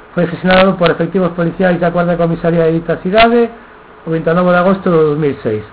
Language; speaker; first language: Spanish; non-native, local second language; Galician